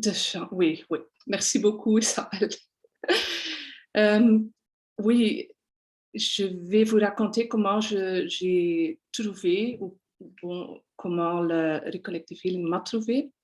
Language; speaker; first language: French; non-native, local second language; Dutch